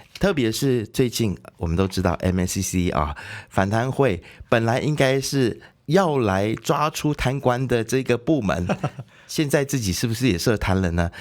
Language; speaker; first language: Chinese; native; Chinese